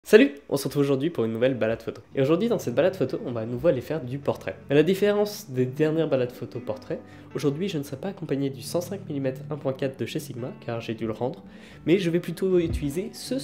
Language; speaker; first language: French; native; French